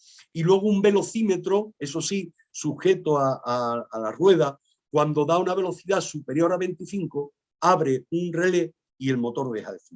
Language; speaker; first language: Spanish; native; Spanish